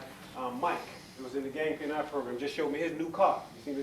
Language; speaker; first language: English; native; English